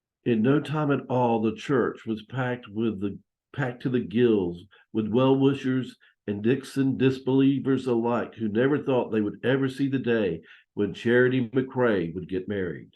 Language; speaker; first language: English; native; English